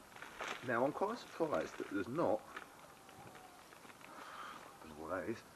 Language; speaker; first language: English; native; English